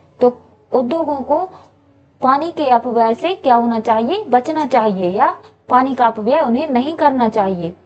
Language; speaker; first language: Hindi; native; Hindi